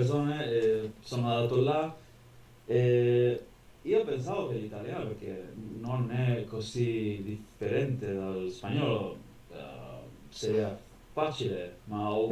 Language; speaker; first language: Italian; non-native, learner; Basque